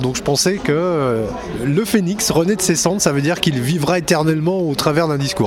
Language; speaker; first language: French; native; French